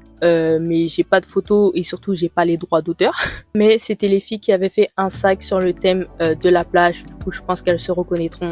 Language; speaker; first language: French; native; French